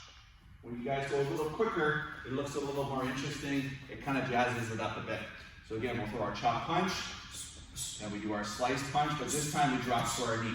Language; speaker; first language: English; native; English